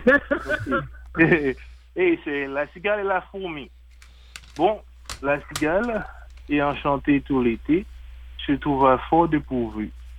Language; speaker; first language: French; native; French